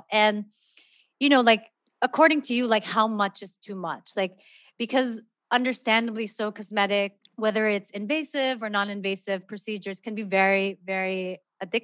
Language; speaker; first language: English; non-native, local second language; Filipino